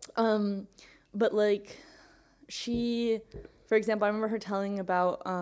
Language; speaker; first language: English; native; English